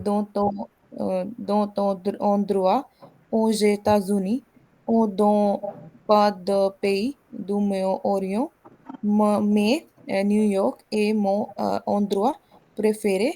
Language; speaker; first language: French; non-native, learner; Hindi